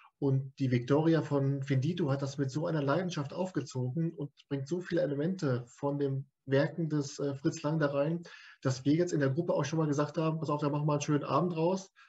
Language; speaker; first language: German; native; German